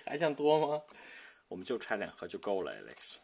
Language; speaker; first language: Chinese; native; Chinese